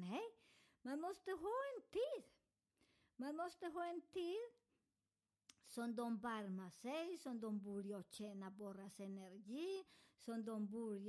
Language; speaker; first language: Swedish; non-native, learner; Spanish